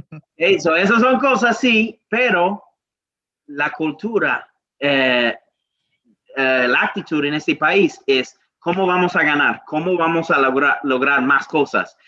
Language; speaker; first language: Spanish; non-native, learner; English